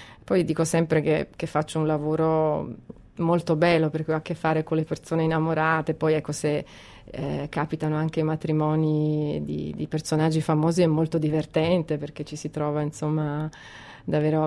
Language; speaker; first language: Italian; non-native, fluent; Croatian